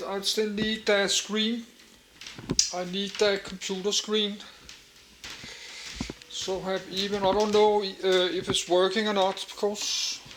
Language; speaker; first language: English; non-native, learner; Danish